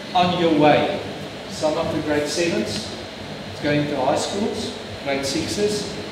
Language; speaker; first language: English; non-native, local second language; Afrikaans